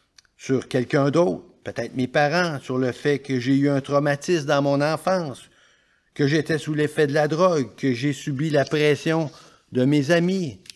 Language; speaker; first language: French; native; French